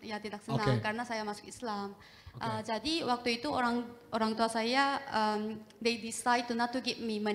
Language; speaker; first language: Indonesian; non-native, fluent; Korean